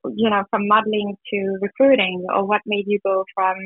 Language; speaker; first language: English; non-native, fluent; German